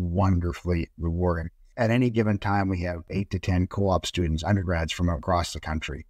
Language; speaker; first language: English; native; English